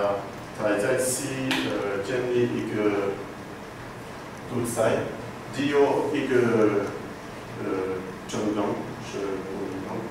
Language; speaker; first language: Chinese; non-native, learner; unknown